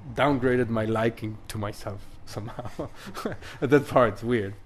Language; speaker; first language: English; non-native, fluent; Italian